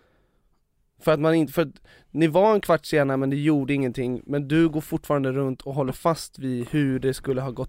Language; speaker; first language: Swedish; native; Swedish